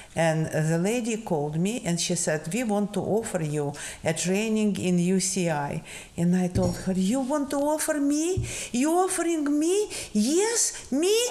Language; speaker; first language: English; non-native, fluent; Russian